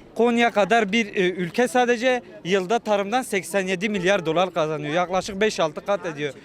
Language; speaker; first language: Turkish; native; Turkish